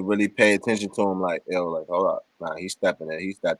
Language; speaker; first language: English; native; English